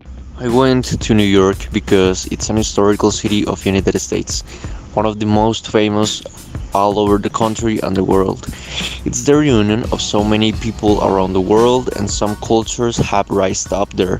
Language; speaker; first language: English; non-native, learner; Spanish